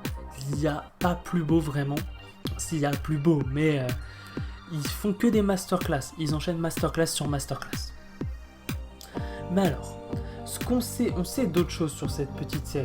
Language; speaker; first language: French; native; French